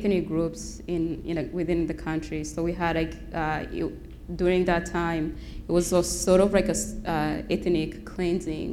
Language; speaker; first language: English; non-native, local second language; Kinyarwanda